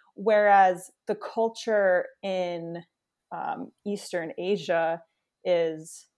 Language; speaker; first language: English; native; English